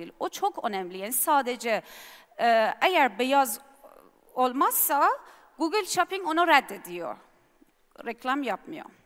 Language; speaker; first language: Turkish; non-native, learner; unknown